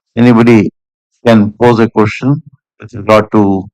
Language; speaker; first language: English; non-native, local second language; Kannada